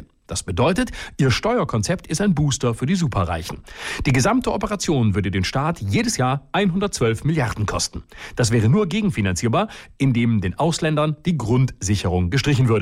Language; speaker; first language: German; native; German